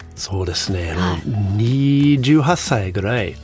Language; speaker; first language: Japanese; non-native, learner; English